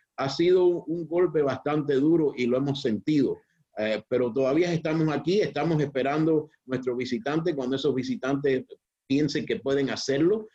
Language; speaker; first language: Spanish; early bilingual, heritage; Spanish